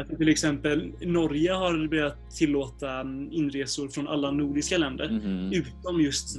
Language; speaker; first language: Swedish; native; Swedish